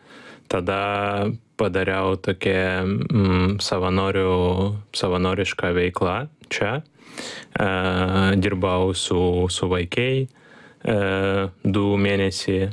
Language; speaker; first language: Lithuanian; non-native, learner; Ukrainian